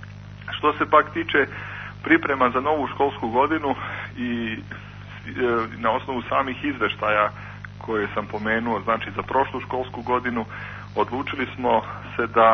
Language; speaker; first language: Croatian; native; Croatian